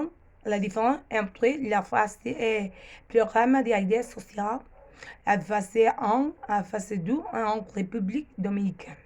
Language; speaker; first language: French; non-native, learner; Spanish